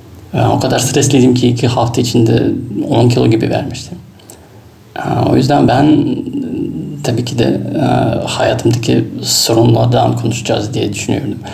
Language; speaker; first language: Turkish; non-native, fluent; Russian